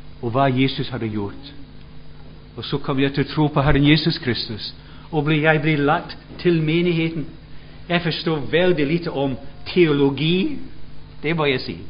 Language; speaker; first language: Swedish; non-native, fluent; English